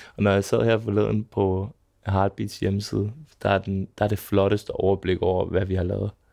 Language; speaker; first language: Danish; early bilingual, other home language; Serbian